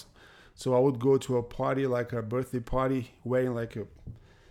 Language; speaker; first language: English; non-native, fluent; Portuguese